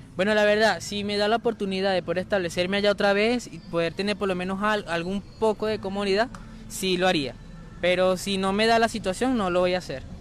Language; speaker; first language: Spanish; native; Spanish